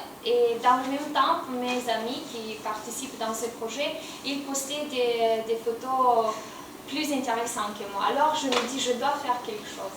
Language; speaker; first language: French; non-native, learner; Romanian